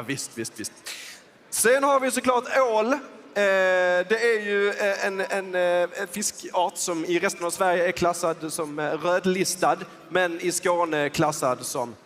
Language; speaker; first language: Swedish; native; Swedish